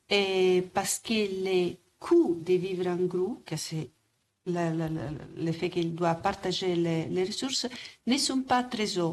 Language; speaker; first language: French; non-native, fluent; Italian